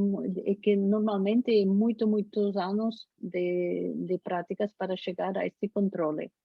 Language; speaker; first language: Portuguese; non-native, fluent; Spanish